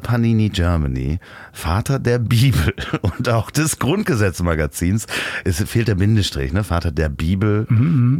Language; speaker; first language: German; native; German